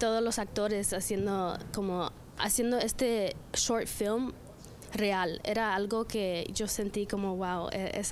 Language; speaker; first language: Spanish; early bilingual, other home language; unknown